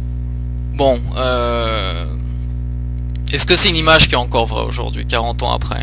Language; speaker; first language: French; early bilingual, other home language; Portuguese